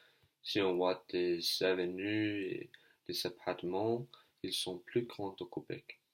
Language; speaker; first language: French; non-native, learner; Danish